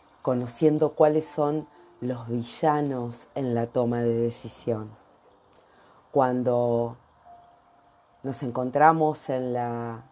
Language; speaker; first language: Spanish; native; Spanish